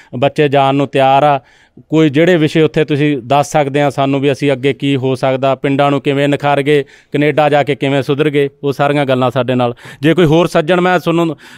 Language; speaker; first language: Punjabi; native; Punjabi